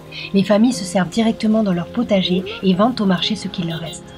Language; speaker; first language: French; native; French